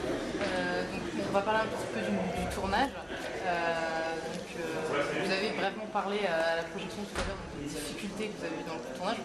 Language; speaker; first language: French; native; French